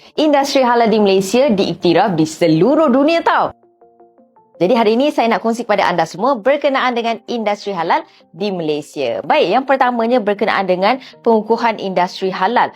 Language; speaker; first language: Malay; native; Malay